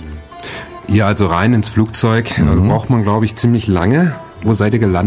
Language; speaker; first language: German; native; German